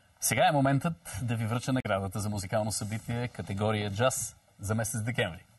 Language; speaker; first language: Bulgarian; native; Bulgarian